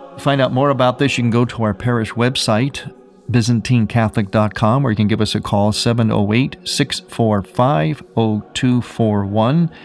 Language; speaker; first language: English; native; English